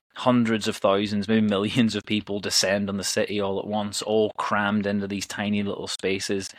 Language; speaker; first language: English; native; English